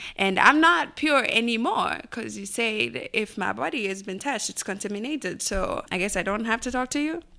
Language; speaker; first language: English; non-native, local second language; Bemba